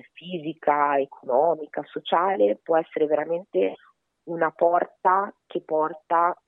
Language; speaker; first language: Italian; early bilingual, other home language; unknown